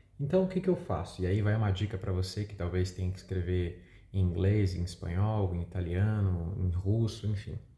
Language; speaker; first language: Portuguese; native; Portuguese